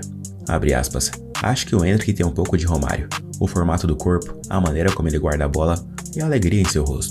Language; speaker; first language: Portuguese; native; Portuguese